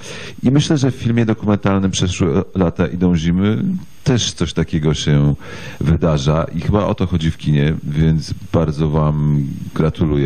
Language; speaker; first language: Polish; native; Polish